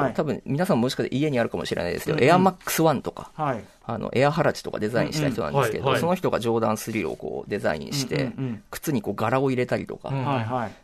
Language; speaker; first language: Japanese; native; Japanese